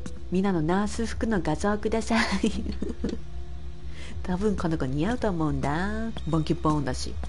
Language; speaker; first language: Japanese; native; Japanese